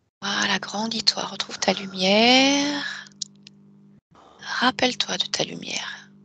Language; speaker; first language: French; native; French